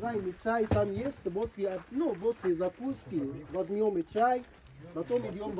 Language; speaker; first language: Russian; non-native, fluent; Arabic